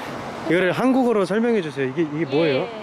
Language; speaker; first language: Korean; native; Korean